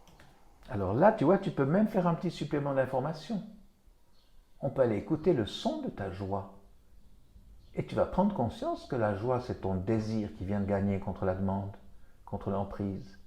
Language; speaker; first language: French; native; French